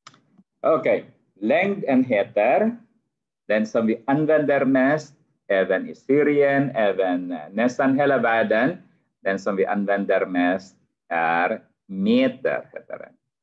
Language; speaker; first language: Swedish; non-native, fluent; Arabic